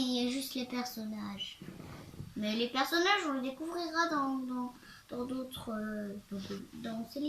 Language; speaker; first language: French; native; French